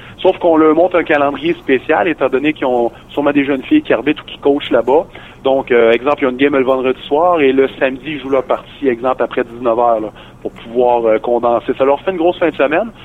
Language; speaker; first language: French; native; French